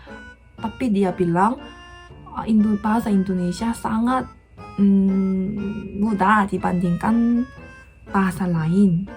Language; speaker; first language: Indonesian; non-native, fluent; Korean